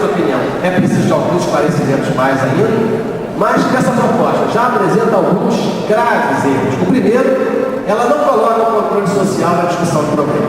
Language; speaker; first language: Portuguese; native; Portuguese